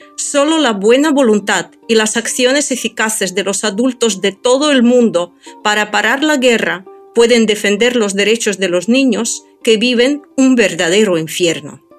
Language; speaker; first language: Spanish; non-native, fluent; Ukrainian